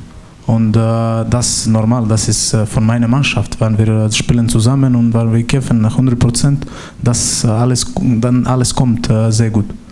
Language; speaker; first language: German; non-native, learner; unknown